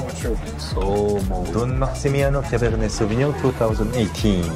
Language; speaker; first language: Japanese; non-native, fluent; Korean